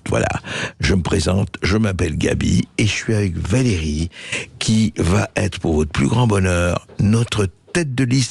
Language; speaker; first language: French; native; French